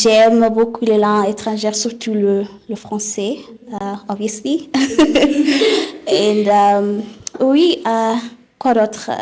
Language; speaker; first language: French; non-native, fluent; Southern Sotho